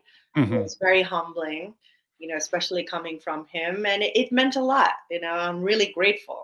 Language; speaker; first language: English; native; English